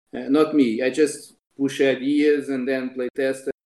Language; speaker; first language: English; non-native, fluent; Portuguese